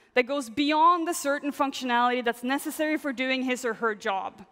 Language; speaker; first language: English; non-native, fluent; Swedish